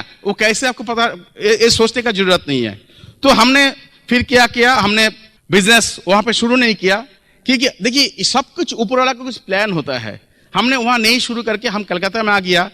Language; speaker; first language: Hindi; non-native, local second language; Bangla